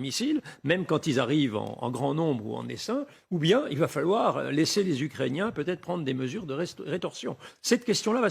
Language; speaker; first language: French; native; French